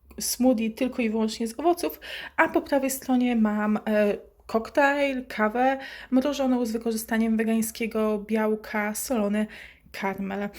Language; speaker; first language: Polish; native; Polish